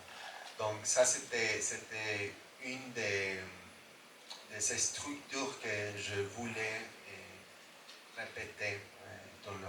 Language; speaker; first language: French; non-native, fluent; Spanish